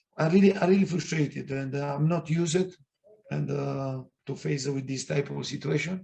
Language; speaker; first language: English; non-native, fluent; Italian